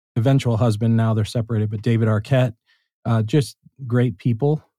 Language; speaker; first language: English; native; English